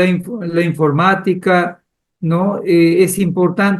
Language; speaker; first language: Spanish; native; Spanish